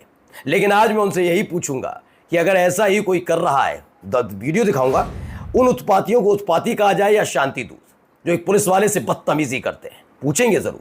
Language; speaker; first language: Hindi; native; Hindi